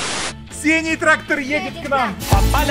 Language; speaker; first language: Russian; native; Russian